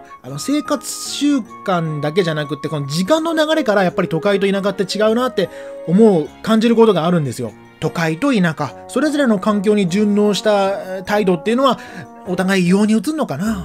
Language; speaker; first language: Japanese; native; Japanese